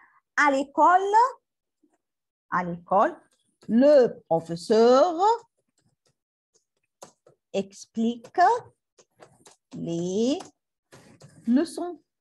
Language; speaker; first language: French; non-native, learner; Arabic